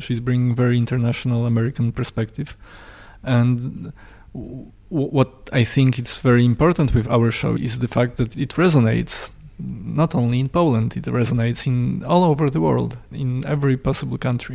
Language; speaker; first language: English; non-native, fluent; Polish